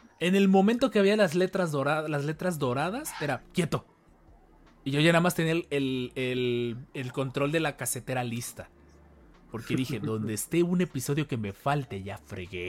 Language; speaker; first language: Spanish; native; Spanish